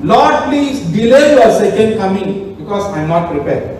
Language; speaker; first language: English; non-native, local second language; Tamil